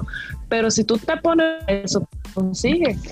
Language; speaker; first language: Spanish; native; Spanish